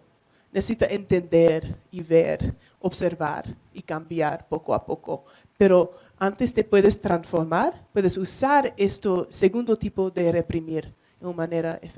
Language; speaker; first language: Spanish; non-native, learner; English